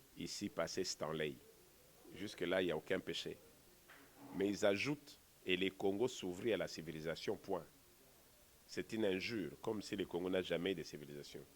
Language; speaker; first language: French; non-native, local second language; Kongo